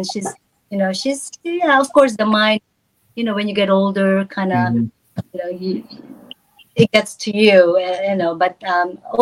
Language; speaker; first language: English; non-native, local second language; Filipino